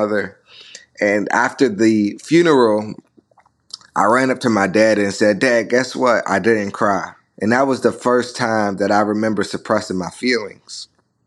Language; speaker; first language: English; native; English